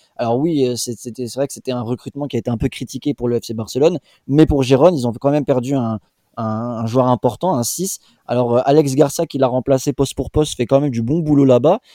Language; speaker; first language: French; native; French